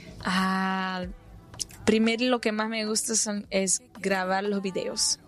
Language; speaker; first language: Spanish; non-native, fluent; Portuguese